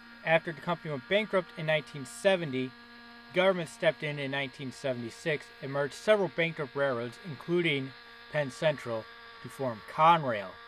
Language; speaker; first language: English; native; English